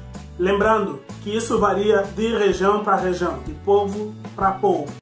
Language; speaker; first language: Portuguese; native; Portuguese